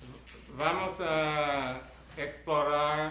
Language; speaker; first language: Spanish; non-native, learner; English